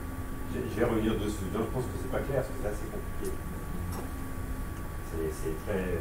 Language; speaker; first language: French; native; French